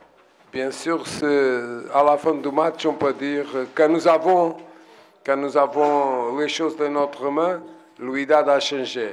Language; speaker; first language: French; non-native, learner; Portuguese